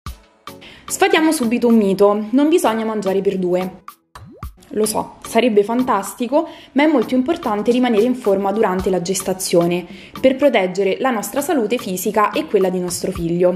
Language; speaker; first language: Italian; native; Italian